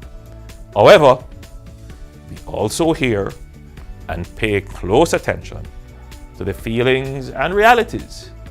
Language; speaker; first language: English; native; English